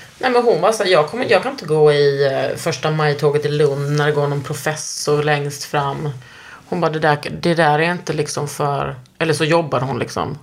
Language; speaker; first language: Swedish; native; Swedish